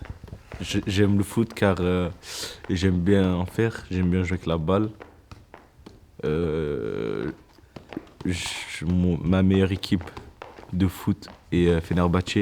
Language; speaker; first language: French; non-native, fluent; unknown